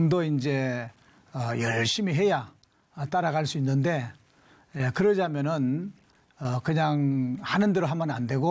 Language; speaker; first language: Korean; native; Korean